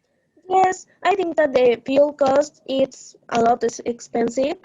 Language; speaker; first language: English; non-native, learner; Spanish